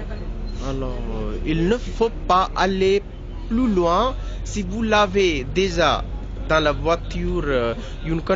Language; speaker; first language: French; non-native, learner; Hindi